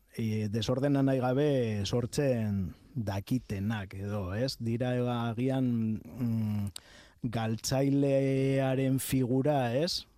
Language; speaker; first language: Basque; non-native, local second language; Spanish